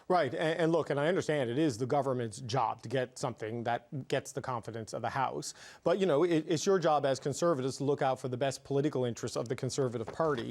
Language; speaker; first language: English; native; English